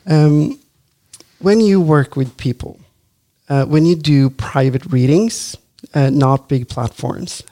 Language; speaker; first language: English; non-native, fluent; Norwegian